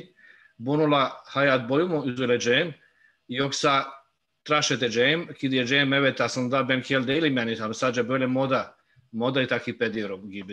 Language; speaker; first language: Turkish; non-native, fluent; Bosnian